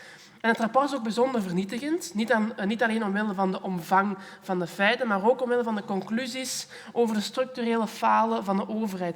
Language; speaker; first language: Dutch; native; Dutch